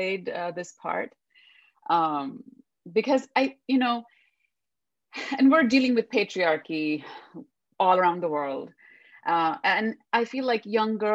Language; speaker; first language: English; non-native, local second language; Hindi